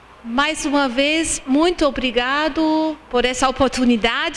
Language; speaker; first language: Portuguese; non-native, fluent; German